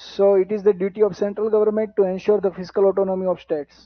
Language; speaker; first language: English; non-native, local second language; Gujarati